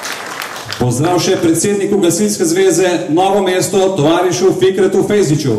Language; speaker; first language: Slovenian; native; Slovenian